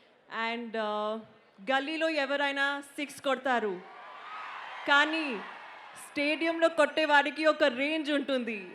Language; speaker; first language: Telugu; non-native, learner; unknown